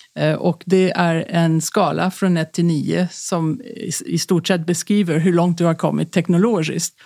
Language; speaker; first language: Swedish; non-native, fluent; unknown